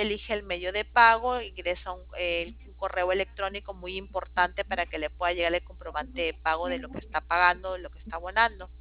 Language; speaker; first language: Spanish; native; Spanish